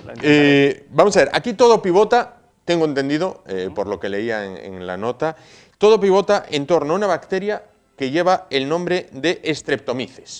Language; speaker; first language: Spanish; native; Spanish